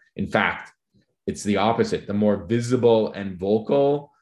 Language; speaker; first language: English; native; English